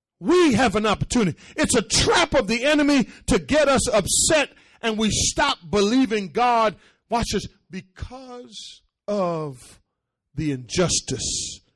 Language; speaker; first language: English; early bilingual, other home language; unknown